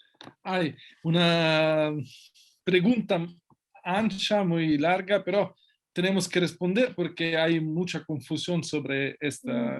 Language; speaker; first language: Spanish; non-native, fluent; Italian